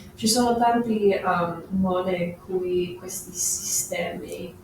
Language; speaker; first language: Italian; non-native, learner; English